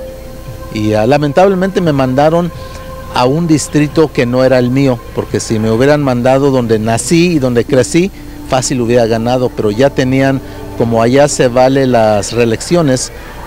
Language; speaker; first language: Spanish; early bilingual, heritage; Spanish